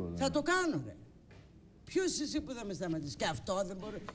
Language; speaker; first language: Greek; native; Greek